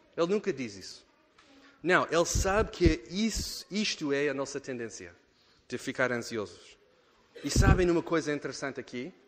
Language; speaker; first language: Portuguese; non-native, fluent; English